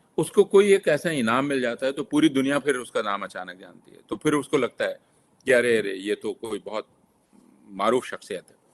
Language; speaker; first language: Hindi; native; Hindi